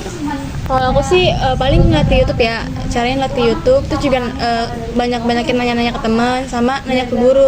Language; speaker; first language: Indonesian; native; Indonesian